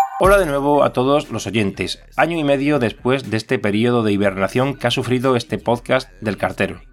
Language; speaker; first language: Spanish; native; Spanish